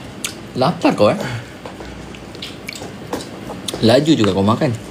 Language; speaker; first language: Malay; native; Malay